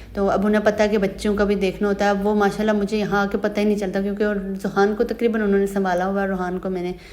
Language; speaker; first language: Urdu; native; Urdu